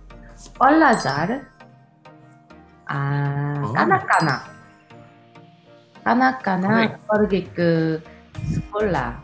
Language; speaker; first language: Indonesian; non-native, learner; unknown